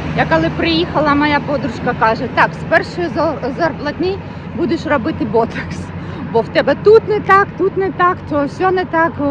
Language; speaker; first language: Ukrainian; non-native, local second language; Russian